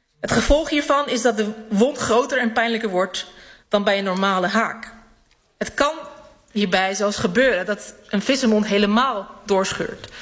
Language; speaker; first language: Dutch; early bilingual, other home language; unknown